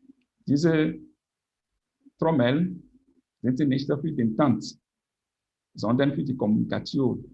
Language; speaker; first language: German; non-native, fluent; French